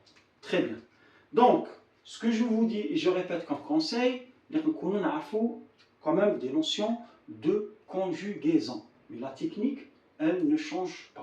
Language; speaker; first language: French; non-native, local second language; Arabic